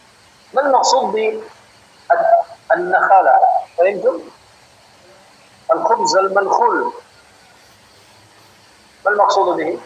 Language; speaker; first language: Arabic; non-native, fluent; Indonesian